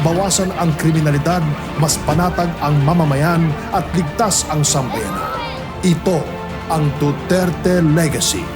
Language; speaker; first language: Cebuano; native; Cebuano